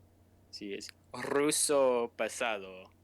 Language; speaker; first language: Spanish; non-native, learner; English